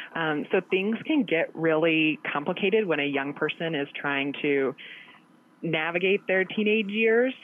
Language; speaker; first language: English; native; English